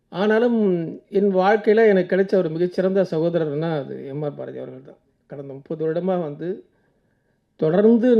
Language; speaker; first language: Tamil; native; Tamil